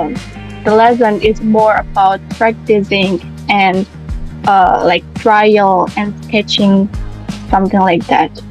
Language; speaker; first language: English; non-native, learner; Indonesian